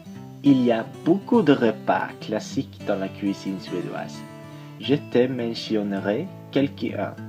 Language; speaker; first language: French; non-native, learner; Swedish